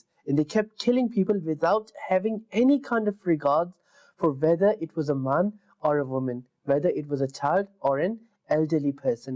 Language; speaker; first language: English; non-native, local second language; Urdu